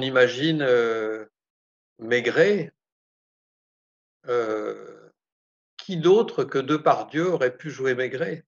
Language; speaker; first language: French; native; French